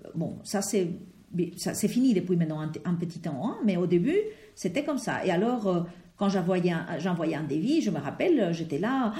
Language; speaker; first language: French; non-native, fluent; Spanish